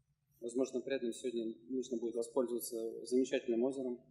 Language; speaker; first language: Russian; native; Russian